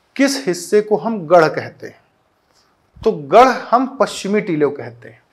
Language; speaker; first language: Hindi; native; Hindi